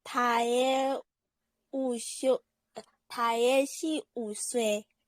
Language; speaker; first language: Chinese; non-native, learner; Indonesian